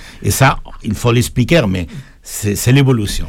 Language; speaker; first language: French; non-native, fluent; Spanish